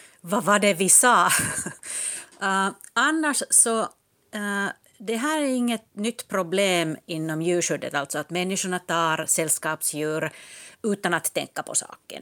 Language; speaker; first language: Swedish; non-native, local second language; Finnish